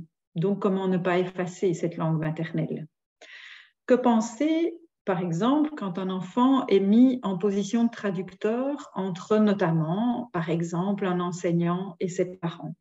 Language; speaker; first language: French; native; French